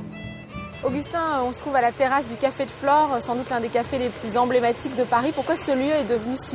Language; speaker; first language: French; native; French